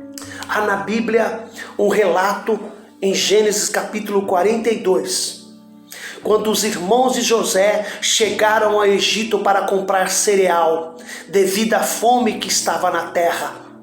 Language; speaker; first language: Portuguese; native; Portuguese